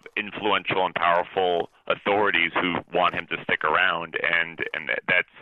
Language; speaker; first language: English; native; English